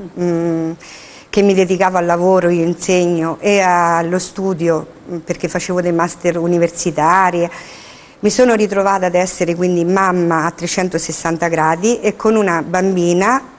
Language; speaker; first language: Italian; native; Italian